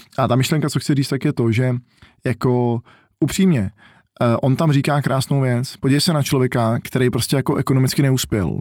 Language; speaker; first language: Czech; native; Czech